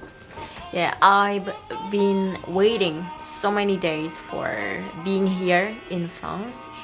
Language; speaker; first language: English; non-native, learner; Korean